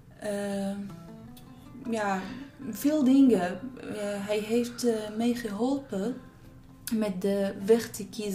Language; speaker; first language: Dutch; non-native, learner; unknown